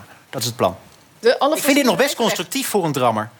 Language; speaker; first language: Dutch; native; Dutch